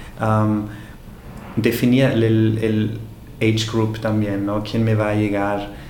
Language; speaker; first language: Spanish; non-native, fluent; German